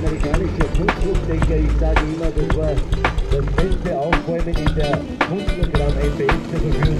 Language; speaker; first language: German; native; German